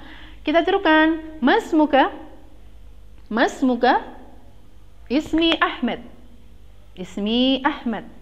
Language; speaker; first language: Arabic; non-native, learner; Indonesian